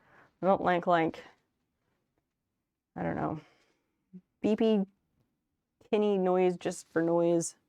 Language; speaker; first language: English; native; English